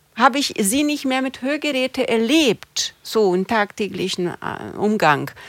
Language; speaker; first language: German; non-native, fluent; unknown